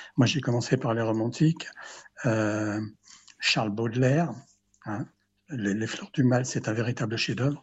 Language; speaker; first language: French; native; French